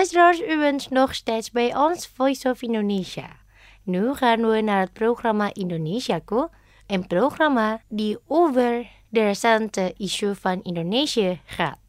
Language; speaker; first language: Dutch; non-native, fluent; Indonesian